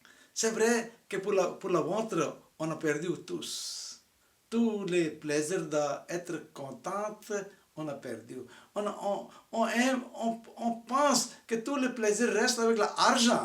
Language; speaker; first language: French; non-native, fluent; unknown